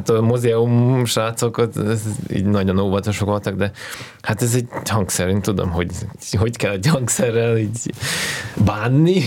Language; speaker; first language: Hungarian; non-native, fluent; Russian